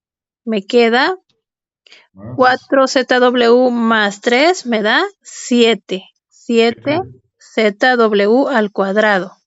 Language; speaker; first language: Spanish; native; Spanish